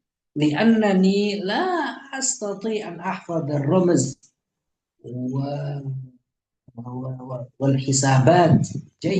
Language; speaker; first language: Arabic; non-native, fluent; Indonesian